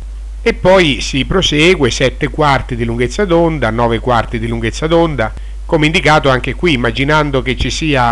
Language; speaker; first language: Italian; native; Italian